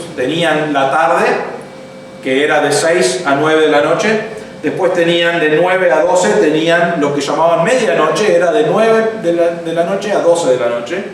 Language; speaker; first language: Spanish; native; Spanish